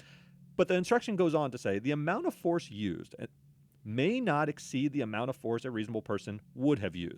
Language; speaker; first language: English; native; English